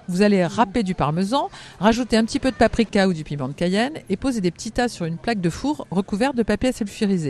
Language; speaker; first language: French; native; French